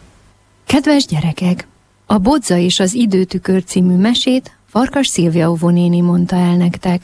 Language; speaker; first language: Hungarian; native; Hungarian